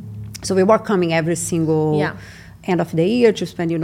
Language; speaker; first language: English; non-native, learner; Portuguese